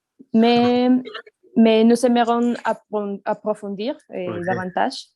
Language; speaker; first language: French; non-native, fluent; Spanish